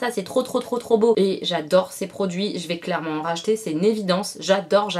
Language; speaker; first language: French; native; French